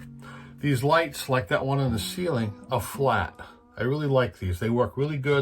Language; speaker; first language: English; native; English